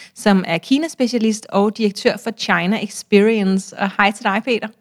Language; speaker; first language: Danish; native; Danish